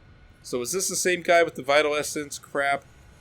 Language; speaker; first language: English; native; English